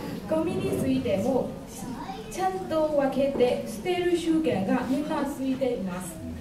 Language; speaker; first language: Japanese; non-native, learner; Burmese